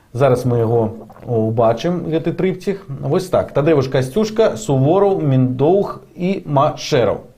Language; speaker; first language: Belarusian; non-native, local second language; Russian